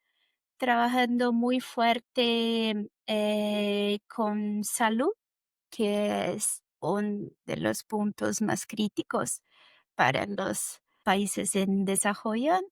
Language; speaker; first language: Spanish; non-native, fluent; Portuguese